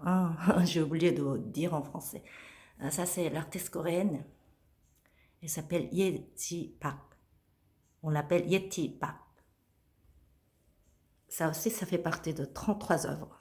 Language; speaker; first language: French; non-native, fluent; Korean